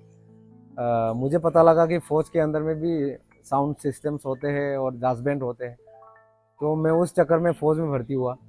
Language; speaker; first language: Hindi; non-native, local second language; Bangla